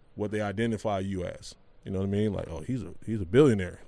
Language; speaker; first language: English; native; English